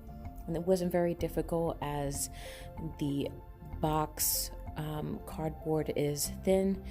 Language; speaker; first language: English; native; English